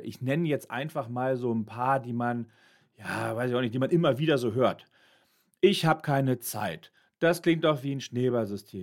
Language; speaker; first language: German; native; German